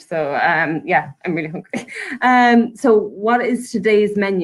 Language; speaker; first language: English; native; English